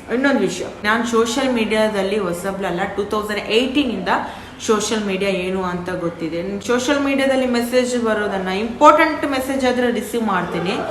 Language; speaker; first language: Kannada; non-native, local second language; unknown